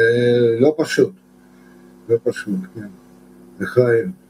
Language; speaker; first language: Hebrew; non-native, learner; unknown